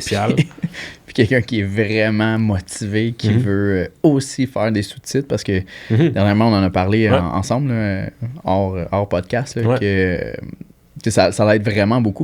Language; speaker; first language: French; native; French